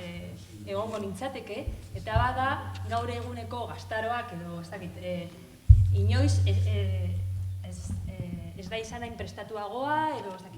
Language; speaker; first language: Basque; non-native, local second language; Spanish